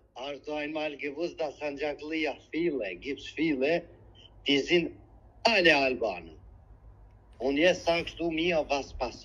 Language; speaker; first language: German; non-native, learner; Albanian